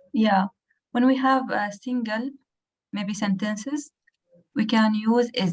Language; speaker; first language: English; non-native, learner; Arabic